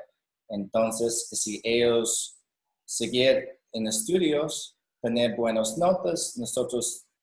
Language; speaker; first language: Spanish; non-native, learner; English